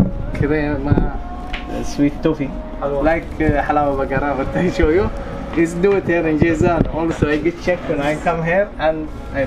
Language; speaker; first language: English; non-native, local second language; Arabic